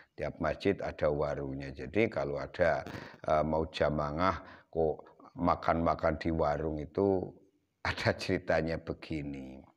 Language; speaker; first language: Indonesian; non-native, local second language; Javanese